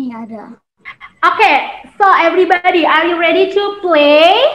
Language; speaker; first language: English; non-native, fluent; Indonesian